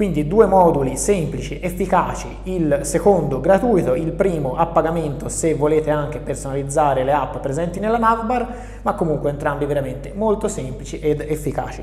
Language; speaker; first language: Italian; native; Italian